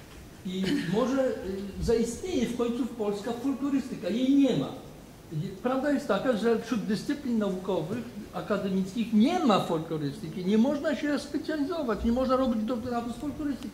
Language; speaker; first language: Polish; native; Polish